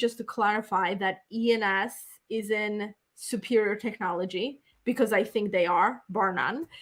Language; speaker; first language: English; native; English